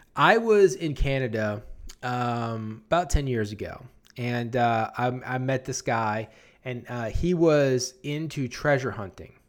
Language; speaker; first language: English; native; English